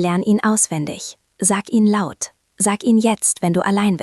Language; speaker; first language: German; non-native, fluent; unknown